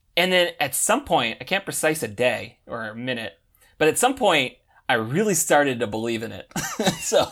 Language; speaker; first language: English; native; English